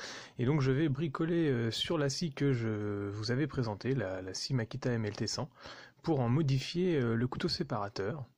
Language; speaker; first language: French; native; French